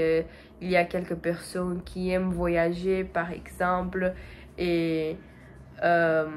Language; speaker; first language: French; non-native, learner; Portuguese